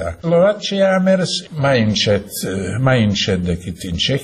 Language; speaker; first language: Romanian; non-native, fluent; Czech